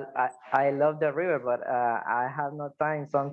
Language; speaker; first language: English; non-native, fluent; Spanish